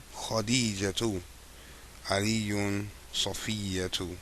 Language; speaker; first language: Arabic; non-native, fluent; English